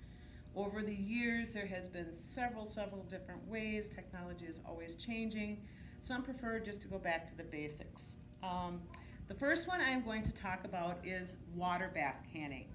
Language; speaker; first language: English; native; English